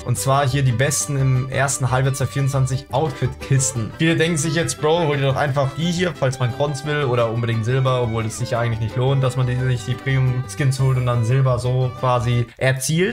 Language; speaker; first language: German; native; German